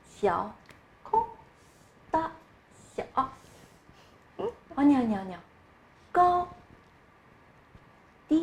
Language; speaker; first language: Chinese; non-native, learner; Korean